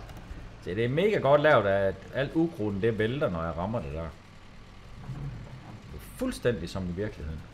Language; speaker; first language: Danish; native; Danish